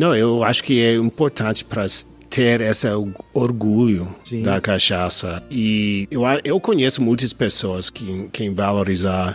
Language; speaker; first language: Portuguese; non-native, learner; English